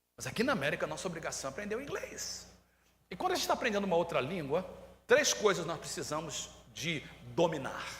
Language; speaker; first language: Portuguese; native; Portuguese